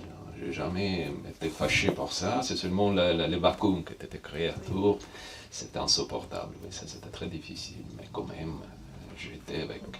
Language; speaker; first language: French; non-native, fluent; Russian